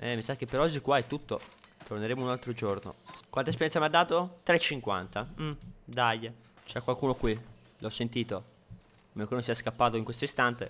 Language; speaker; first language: Italian; native; Italian